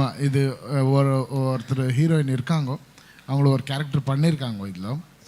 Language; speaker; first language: Tamil; non-native, local second language; Kannada